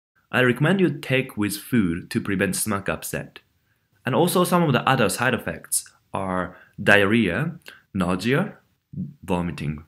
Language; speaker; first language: English; non-native, fluent; Japanese